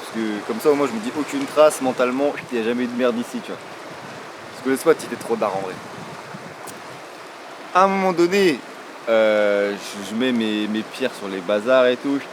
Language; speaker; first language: French; native; French